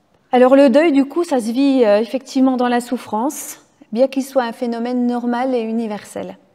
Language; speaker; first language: French; native; French